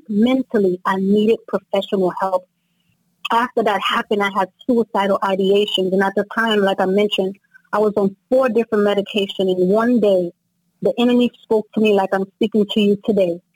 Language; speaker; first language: English; native; English